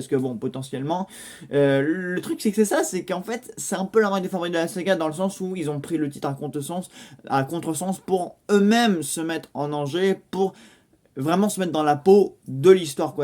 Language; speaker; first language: French; native; French